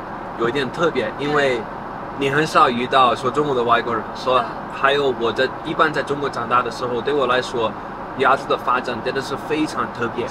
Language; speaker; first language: Chinese; non-native, fluent; Dutch